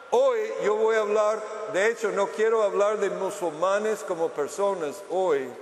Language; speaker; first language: Spanish; non-native, fluent; English